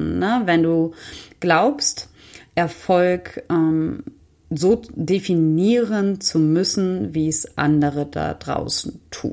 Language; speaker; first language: German; native; German